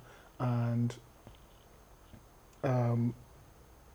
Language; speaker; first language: English; non-native, local second language; Yoruba